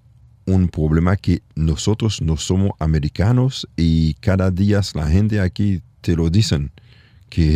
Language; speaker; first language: Spanish; non-native, learner; French